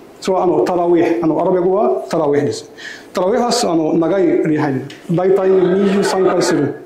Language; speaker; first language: Japanese; non-native, learner; Arabic